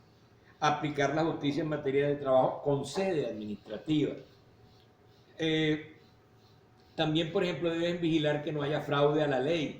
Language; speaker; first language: Spanish; native; Spanish